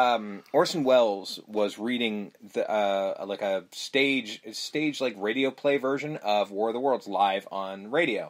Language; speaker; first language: English; native; English